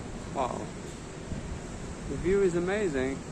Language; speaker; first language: English; non-native, learner; Arabic